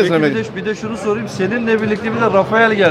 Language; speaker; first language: Turkish; native; Turkish